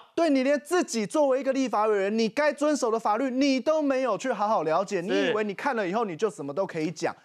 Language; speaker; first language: Chinese; native; Chinese